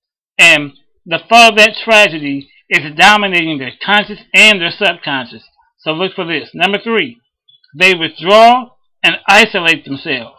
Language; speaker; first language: English; native; English